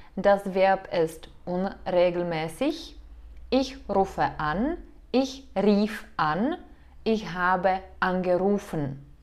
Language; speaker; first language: German; non-native, fluent; Czech